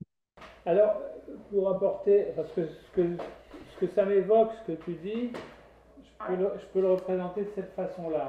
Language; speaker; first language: French; native; French